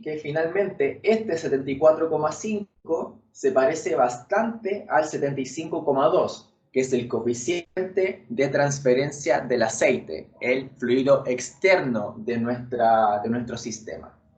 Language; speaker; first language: Spanish; native; Spanish